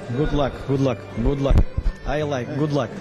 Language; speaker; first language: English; non-native, learner; Russian